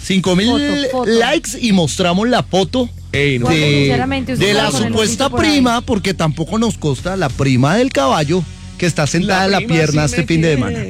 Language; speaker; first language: Spanish; native; Spanish